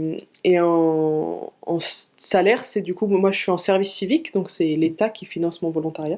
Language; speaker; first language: French; native; French